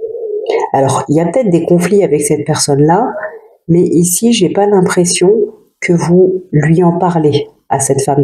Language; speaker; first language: French; native; French